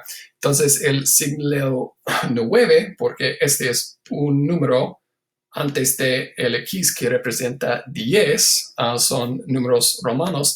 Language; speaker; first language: Spanish; non-native, fluent; English